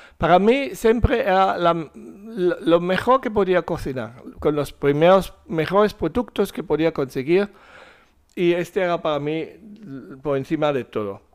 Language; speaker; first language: Spanish; non-native, fluent; German